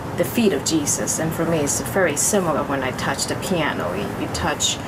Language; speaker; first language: English; non-native, fluent; Chinese